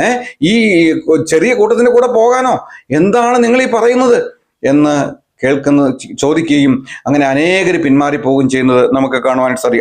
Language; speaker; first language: Malayalam; native; Malayalam